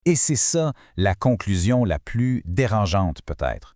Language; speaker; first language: French; native; French